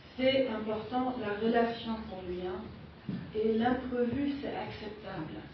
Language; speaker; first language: French; non-native, fluent; German